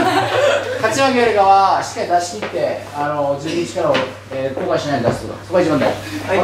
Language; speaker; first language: Japanese; native; Japanese